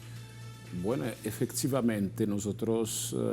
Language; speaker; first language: Spanish; non-native, fluent; Haitian Creole